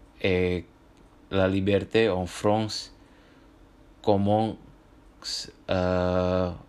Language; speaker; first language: French; non-native, learner; Indonesian